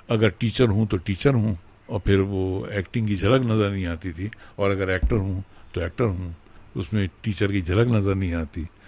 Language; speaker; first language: Hindi; native; Hindi